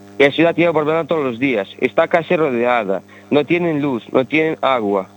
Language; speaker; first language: Spanish; early bilingual, other home language; Ukrainian